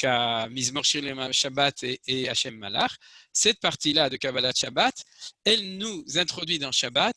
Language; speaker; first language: French; native; French